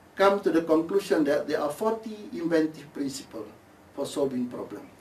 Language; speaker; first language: English; non-native, local second language; Malay